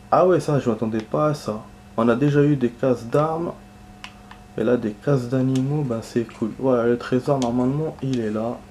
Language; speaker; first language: French; native; French